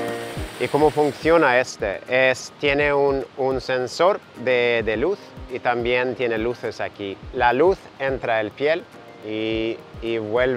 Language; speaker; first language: Spanish; non-native, fluent; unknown